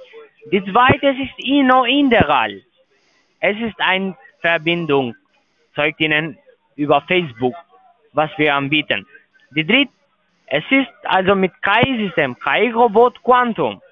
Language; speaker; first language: German; non-native, learner; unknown